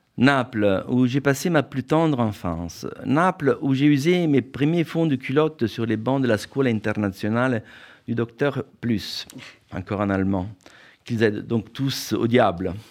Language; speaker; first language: French; non-native, fluent; Italian